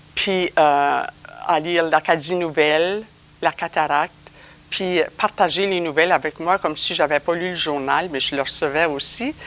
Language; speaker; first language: French; native; French